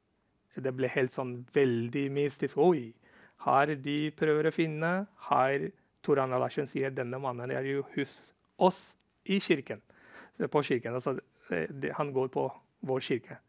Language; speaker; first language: Norwegian; non-native, fluent; Rohingya